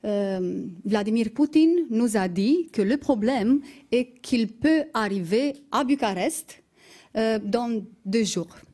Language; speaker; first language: French; non-native, fluent; Romanian